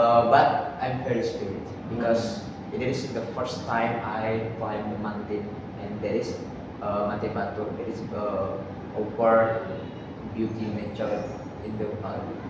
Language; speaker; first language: English; non-native, learner; Indonesian